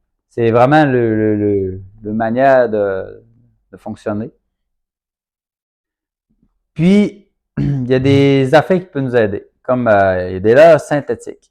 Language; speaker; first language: French; native; French